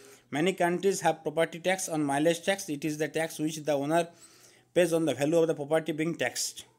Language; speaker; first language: English; non-native, local second language; Bangla